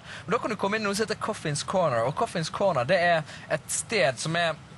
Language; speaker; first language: Norwegian; native; Norwegian